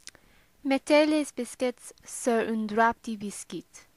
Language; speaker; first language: French; non-native, learner; English